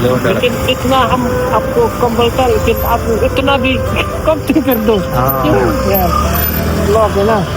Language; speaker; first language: Hindi; non-native, local second language; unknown